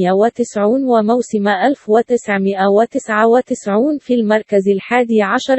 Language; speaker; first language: Arabic; native; Arabic